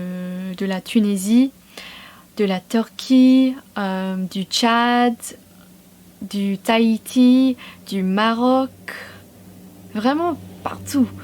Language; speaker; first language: French; non-native, fluent; English